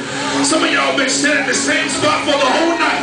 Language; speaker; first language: English; native; English